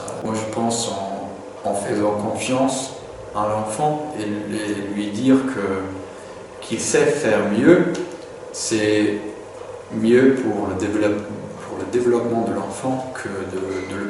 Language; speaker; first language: French; non-native, fluent; German